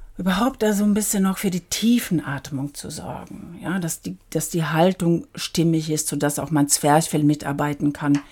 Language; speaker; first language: German; native; German